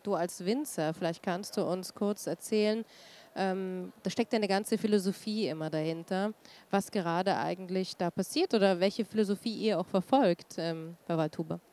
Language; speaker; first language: German; native; German